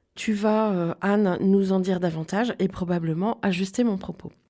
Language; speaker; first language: French; native; French